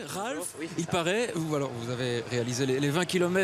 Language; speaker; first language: French; native; French